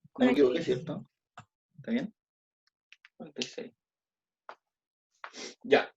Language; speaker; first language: Spanish; native; Spanish